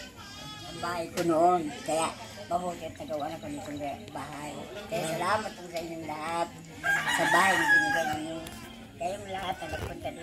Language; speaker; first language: Filipino; non-native, local second language; Cebuano